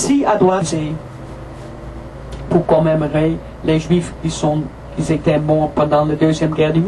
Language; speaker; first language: French; non-native, fluent; Dutch